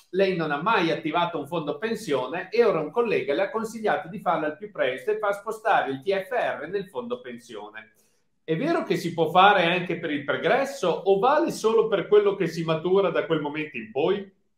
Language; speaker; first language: Italian; native; Italian